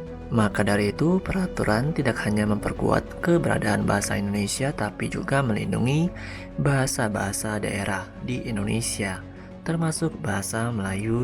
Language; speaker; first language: Indonesian; native; Indonesian